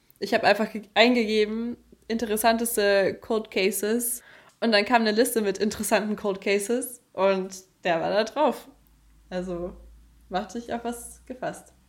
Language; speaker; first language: German; native; German